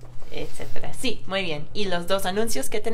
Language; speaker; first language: Spanish; non-native, fluent; English